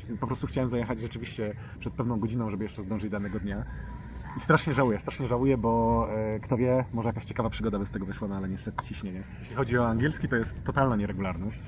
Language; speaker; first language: Polish; native; Polish